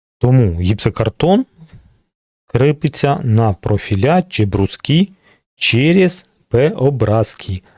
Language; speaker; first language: Ukrainian; non-native, local second language; Russian